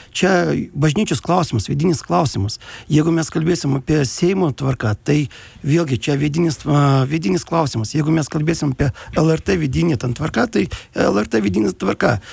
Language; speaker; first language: Lithuanian; non-native, local second language; Russian